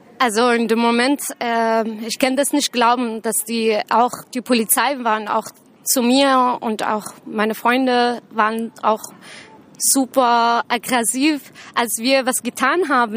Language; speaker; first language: German; non-native, learner; Arabic